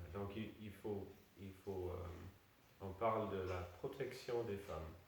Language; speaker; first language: French; non-native, fluent; Danish